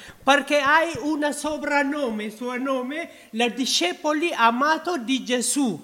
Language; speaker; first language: Italian; non-native, learner; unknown